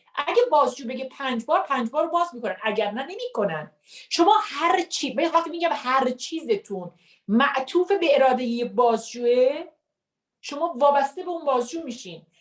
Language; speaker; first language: Persian; native; Persian